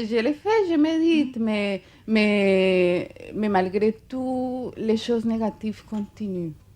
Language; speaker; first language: French; non-native, fluent; Spanish